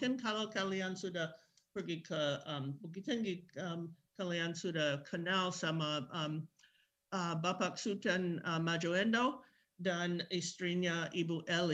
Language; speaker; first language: Indonesian; non-native, fluent; English